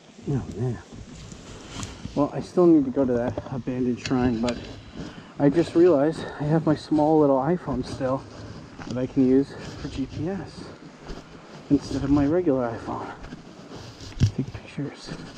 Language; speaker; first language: English; native; English